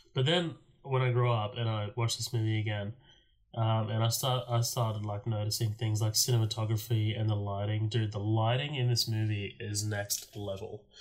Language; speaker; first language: English; native; English